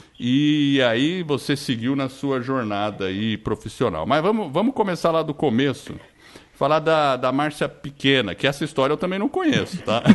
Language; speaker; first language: Portuguese; non-native, fluent; English